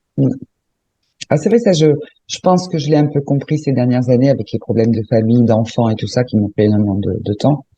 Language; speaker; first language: French; native; French